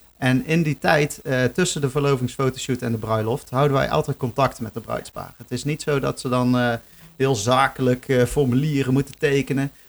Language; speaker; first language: Dutch; native; Dutch